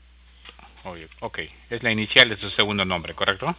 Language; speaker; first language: Spanish; native; Spanish